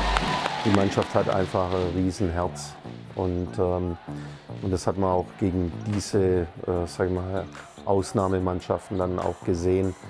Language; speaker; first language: German; native; German